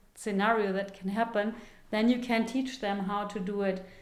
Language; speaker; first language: English; non-native, fluent; German